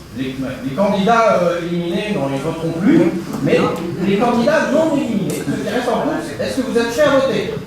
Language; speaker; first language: French; native; French